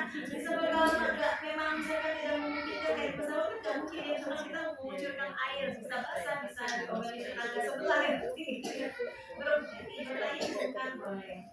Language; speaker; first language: Indonesian; non-native, local second language; Sundanese